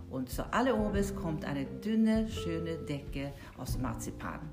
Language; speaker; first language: German; non-native, fluent; Swedish